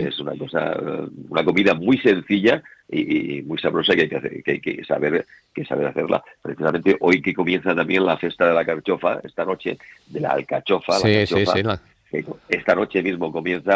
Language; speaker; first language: Spanish; native; Spanish